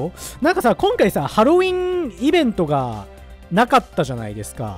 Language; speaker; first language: Japanese; native; Japanese